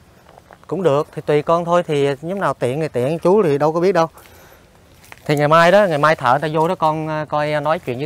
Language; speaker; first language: Vietnamese; native; Vietnamese